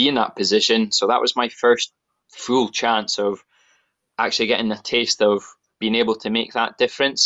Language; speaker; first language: English; native; English